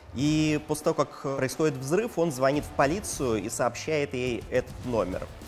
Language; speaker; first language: Russian; native; Russian